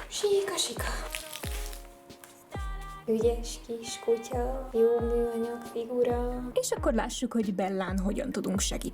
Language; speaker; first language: Hungarian; native; Hungarian